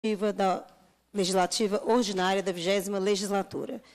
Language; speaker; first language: Portuguese; native; Portuguese